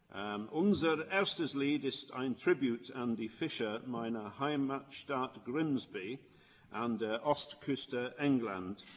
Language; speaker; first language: German; non-native, learner; English